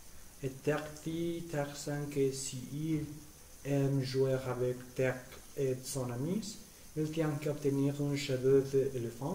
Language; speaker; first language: French; non-native, learner; Spanish